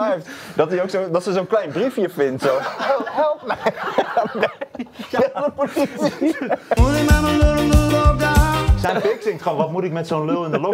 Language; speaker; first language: Dutch; native; Dutch